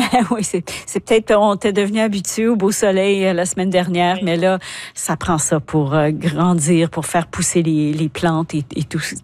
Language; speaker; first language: French; native; French